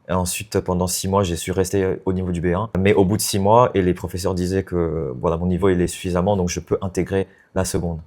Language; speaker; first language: French; non-native, fluent; Chinese